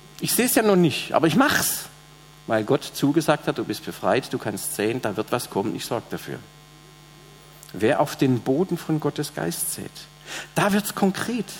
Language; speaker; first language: German; native; German